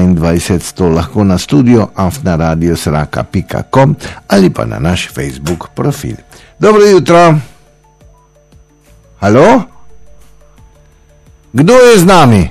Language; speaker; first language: Slovenian; native; Slovenian